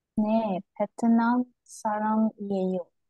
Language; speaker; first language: Korean; non-native, learner; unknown